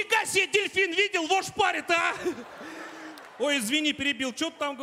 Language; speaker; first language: Russian; native; Russian